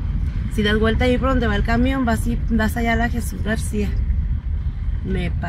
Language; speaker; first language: Spanish; native; Spanish